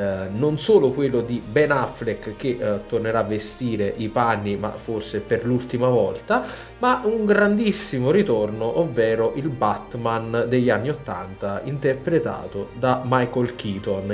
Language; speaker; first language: Italian; native; Italian